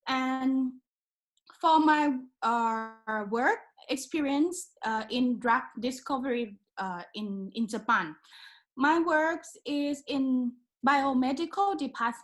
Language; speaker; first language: English; non-native, learner; Thai